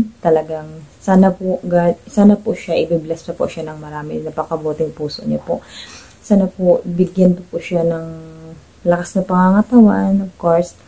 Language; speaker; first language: Filipino; native; Filipino